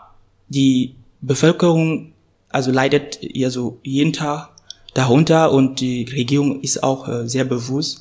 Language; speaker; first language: German; non-native, fluent; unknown